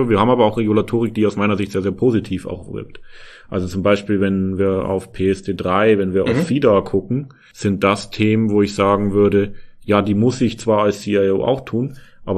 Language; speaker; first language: German; native; German